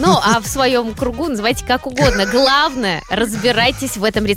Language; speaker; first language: Russian; native; Russian